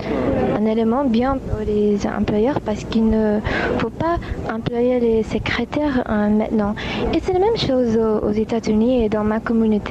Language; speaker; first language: French; non-native, fluent; English